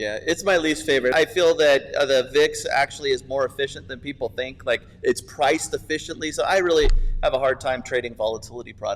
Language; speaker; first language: English; native; English